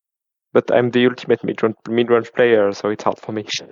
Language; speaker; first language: English; non-native, fluent; French